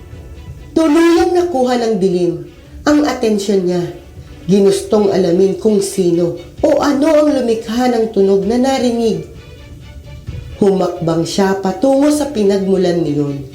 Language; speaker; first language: Filipino; native; Filipino